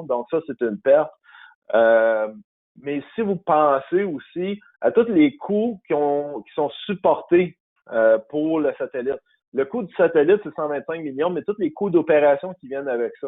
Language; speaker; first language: French; native; French